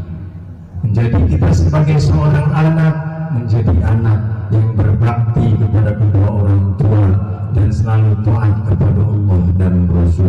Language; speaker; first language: Indonesian; native; Indonesian